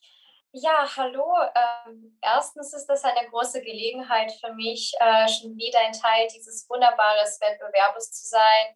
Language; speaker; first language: German; non-native, fluent; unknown